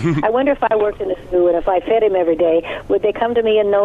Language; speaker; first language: English; native; English